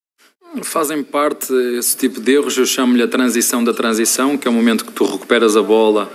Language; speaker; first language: Portuguese; native; Portuguese